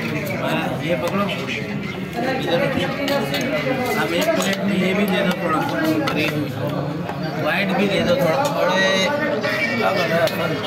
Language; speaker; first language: Hindi; native; Hindi